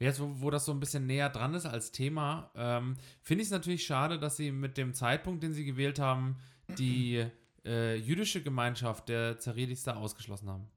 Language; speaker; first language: German; native; German